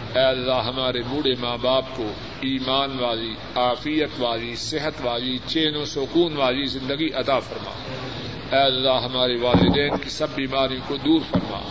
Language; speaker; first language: Urdu; native; Urdu